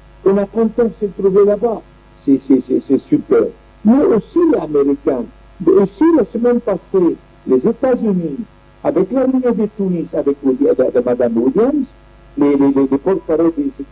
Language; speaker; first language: French; non-native, learner; Arabic